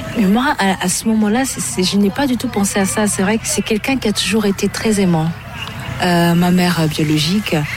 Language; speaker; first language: French; early bilingual, other home language; Portuguese